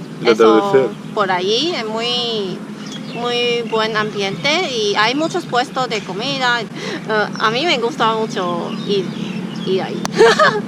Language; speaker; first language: Spanish; non-native, learner; Chinese